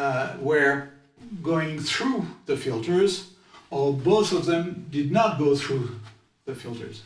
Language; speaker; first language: English; non-native, fluent; French